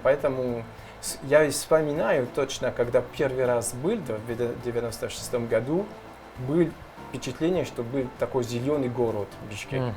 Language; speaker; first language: Russian; non-native, learner; French